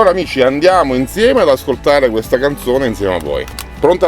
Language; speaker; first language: Italian; native; Italian